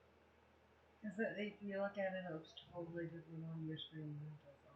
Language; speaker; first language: English; native; English